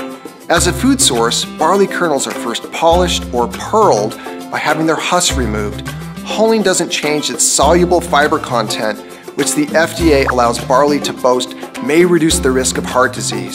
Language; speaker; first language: English; native; English